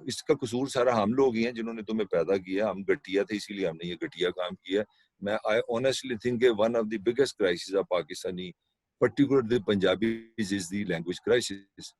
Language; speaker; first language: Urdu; non-native, local second language; Punjabi